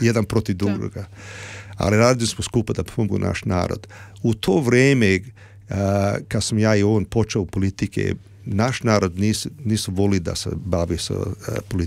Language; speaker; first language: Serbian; early bilingual, heritage; Serbian